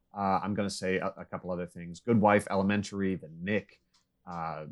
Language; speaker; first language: English; native; English